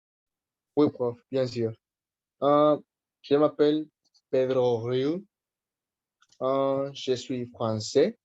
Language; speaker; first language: French; non-native, learner; Spanish